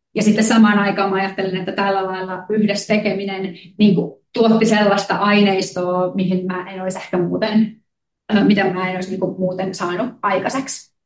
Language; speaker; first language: Finnish; native; Finnish